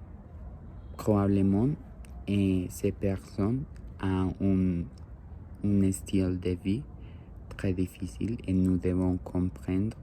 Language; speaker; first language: French; non-native, learner; Spanish